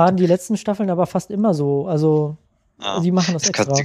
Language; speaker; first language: German; native; German